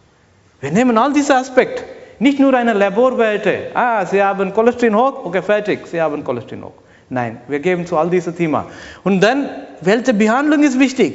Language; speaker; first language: German; non-native, learner; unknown